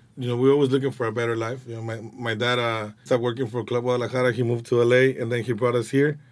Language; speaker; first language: English; non-native, fluent; Spanish